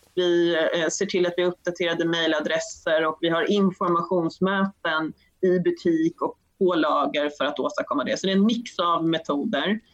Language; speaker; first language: Swedish; native; Swedish